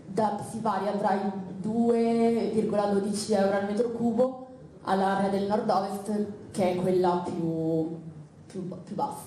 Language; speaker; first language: Italian; native; Italian